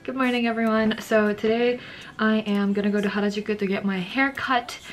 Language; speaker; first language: English; early bilingual, other home language; Japanese